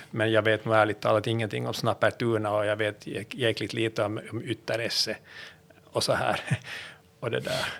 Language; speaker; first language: Swedish; native; Swedish